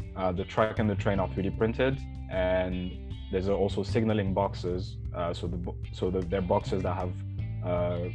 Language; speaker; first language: English; non-native, fluent; French